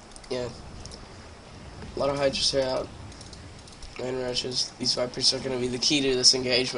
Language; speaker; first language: English; native; English